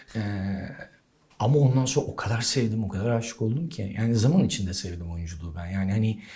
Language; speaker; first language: Turkish; native; Turkish